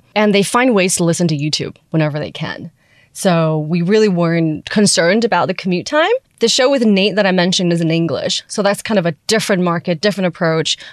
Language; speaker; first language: English; early bilingual, other home language; Chinese